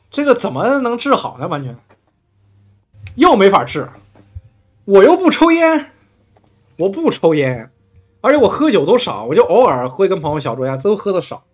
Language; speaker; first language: Chinese; native; Chinese